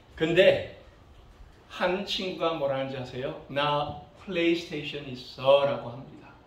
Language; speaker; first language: Korean; early bilingual, other home language; English